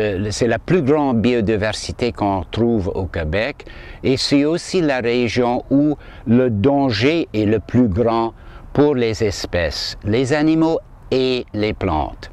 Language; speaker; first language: French; non-native, fluent; English